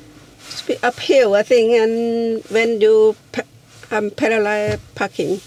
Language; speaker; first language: English; non-native, learner; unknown